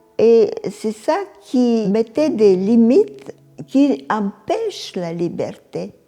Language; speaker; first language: French; non-native, fluent; Bulgarian